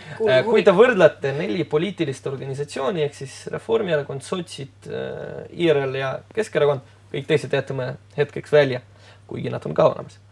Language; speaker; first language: Estonian; non-native, local second language; Russian